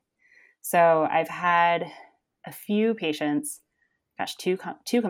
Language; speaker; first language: English; native; English